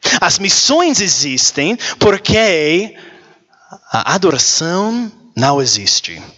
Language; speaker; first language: Portuguese; non-native, learner; English